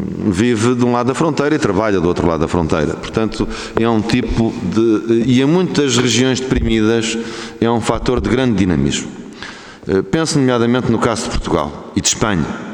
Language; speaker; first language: Portuguese; native; Portuguese